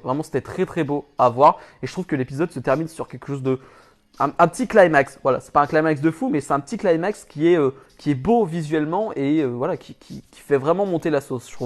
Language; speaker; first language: French; native; French